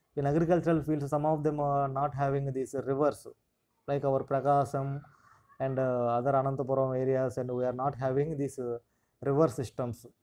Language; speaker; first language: English; non-native, local second language; Telugu